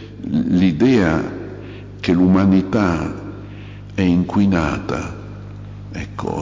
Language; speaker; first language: Italian; native; Italian